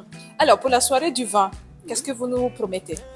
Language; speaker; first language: French; native; French